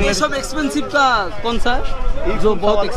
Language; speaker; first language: Hindi; non-native, learner; Bangla